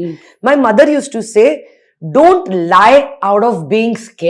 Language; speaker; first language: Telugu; non-native, learner; Hindi